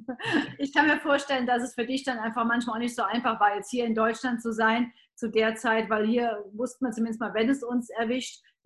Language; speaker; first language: German; native; German